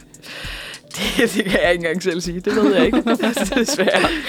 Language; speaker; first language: Danish; native; Danish